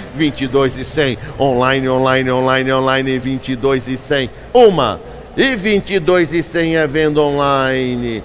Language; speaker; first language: Portuguese; native; Portuguese